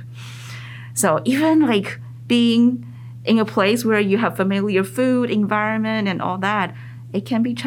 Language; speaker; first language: English; non-native, fluent; Chinese